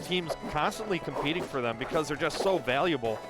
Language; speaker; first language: English; native; English